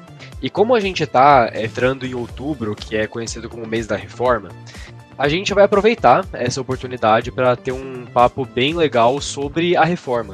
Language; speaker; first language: Portuguese; native; Portuguese